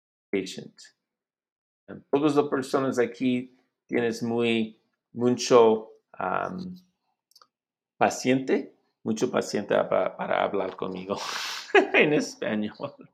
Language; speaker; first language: Spanish; non-native, learner; English